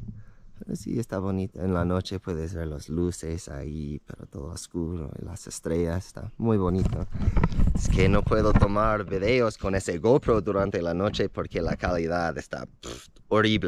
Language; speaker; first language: Spanish; non-native, fluent; English